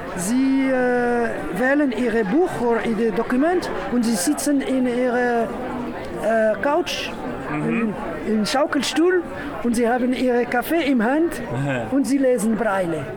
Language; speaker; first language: German; non-native, learner; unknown